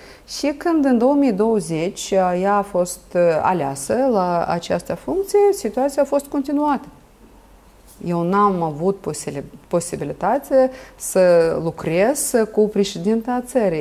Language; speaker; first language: Romanian; non-native, local second language; Russian